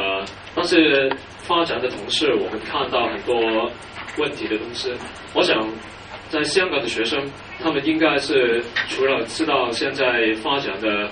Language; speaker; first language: Chinese; non-native, local second language; Cantonese